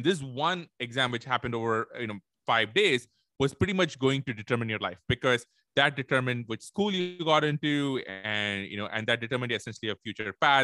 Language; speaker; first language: English; non-native, local second language; Tamil